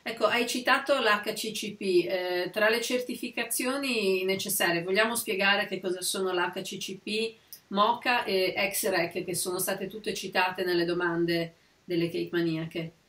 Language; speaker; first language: Italian; native; Italian